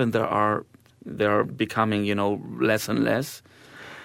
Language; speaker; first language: English; non-native, fluent; Hebrew